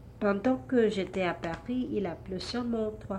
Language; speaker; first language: French; non-native, learner; English